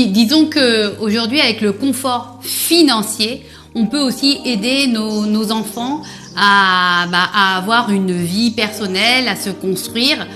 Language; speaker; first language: French; native; French